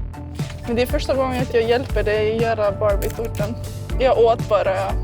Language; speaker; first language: Swedish; early bilingual, other home language; Serbian